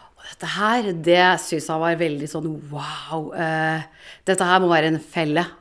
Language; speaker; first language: Norwegian; native; Norwegian